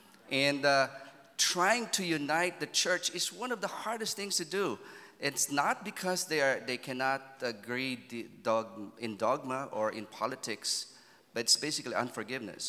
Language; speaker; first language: English; non-native, local second language; Filipino